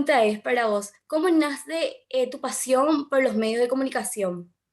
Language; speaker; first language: Spanish; native; Spanish